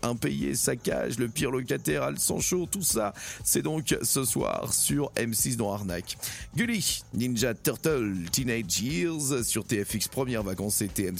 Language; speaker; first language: French; native; French